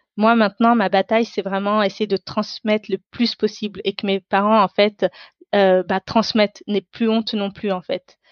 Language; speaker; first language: French; non-native, local second language; Tamil